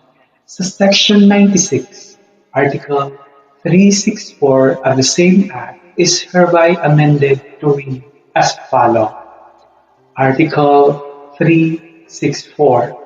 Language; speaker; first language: English; non-native, local second language; Filipino